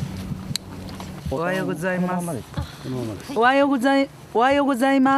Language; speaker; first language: Japanese; non-native, fluent; Korean